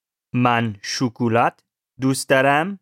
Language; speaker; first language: Persian; non-native, learner; English